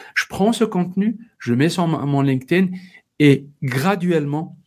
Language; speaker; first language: French; non-native, local second language; Berber languages